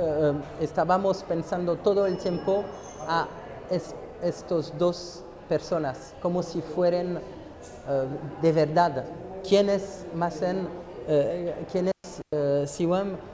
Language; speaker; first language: Spanish; non-native, fluent; French